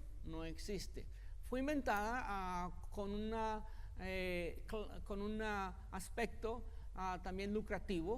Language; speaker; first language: Spanish; native; Spanish